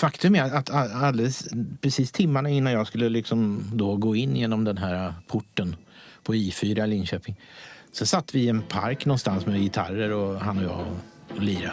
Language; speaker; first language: Swedish; native; Swedish